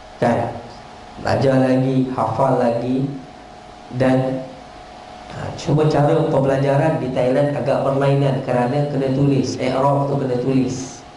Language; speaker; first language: Malay; native; Malay